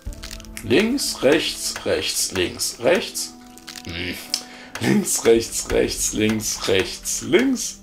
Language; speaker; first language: German; native; German